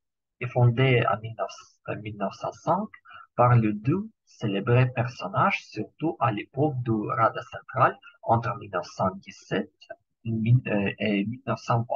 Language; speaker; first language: French; non-native, learner; Ukrainian